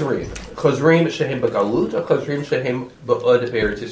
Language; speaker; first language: Hebrew; non-native, learner; English